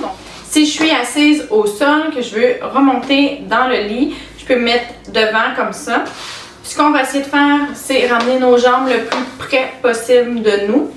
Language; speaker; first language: French; native; French